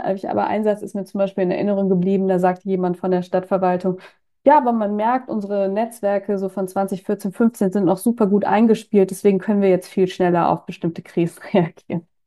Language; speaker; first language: German; native; German